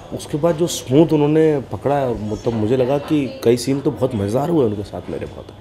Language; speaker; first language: Hindi; native; Hindi